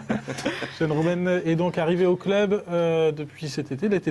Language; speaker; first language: French; native; French